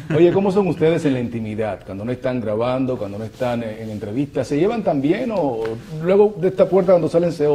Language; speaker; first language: Spanish; native; Spanish